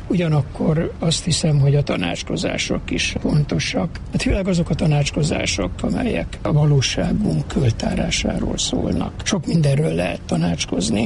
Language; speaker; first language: Hungarian; native; Hungarian